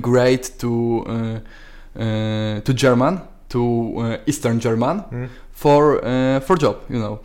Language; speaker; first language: English; non-native, learner; Polish